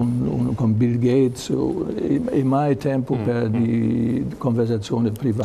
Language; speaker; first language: Italian; non-native, learner; German